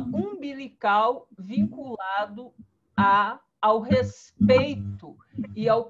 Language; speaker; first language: Portuguese; native; Portuguese